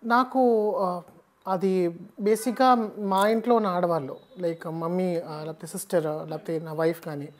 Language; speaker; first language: Telugu; native; Telugu